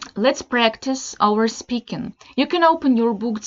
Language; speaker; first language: English; non-native, fluent; Russian